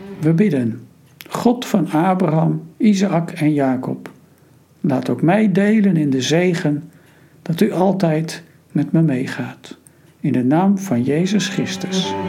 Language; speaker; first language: Dutch; native; Dutch